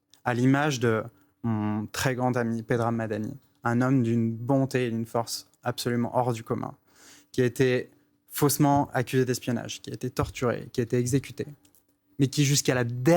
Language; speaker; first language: French; native; French